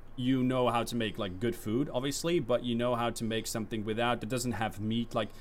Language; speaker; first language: English; non-native, fluent; Dutch